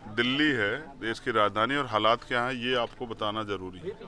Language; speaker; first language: Hindi; native; Hindi